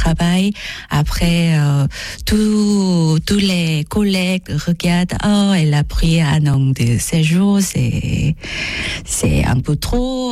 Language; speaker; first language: French; non-native, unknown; Korean